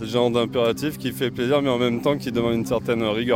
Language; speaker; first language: French; native; French